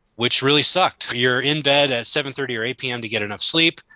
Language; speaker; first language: English; native; English